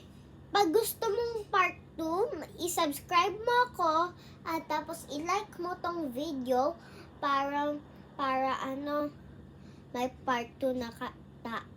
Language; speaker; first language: Filipino; non-native, local second language; English